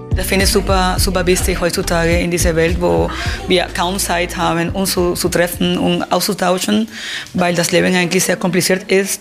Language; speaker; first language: German; non-native, learner; Spanish